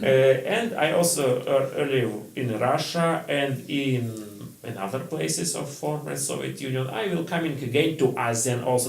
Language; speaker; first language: English; non-native, learner; Russian